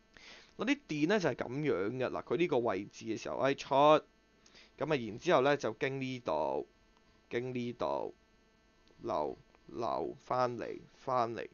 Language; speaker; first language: Cantonese; native; Cantonese